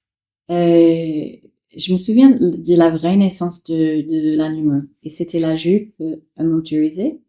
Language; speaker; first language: French; non-native, fluent; English